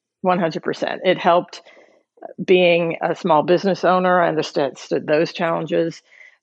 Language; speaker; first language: English; native; English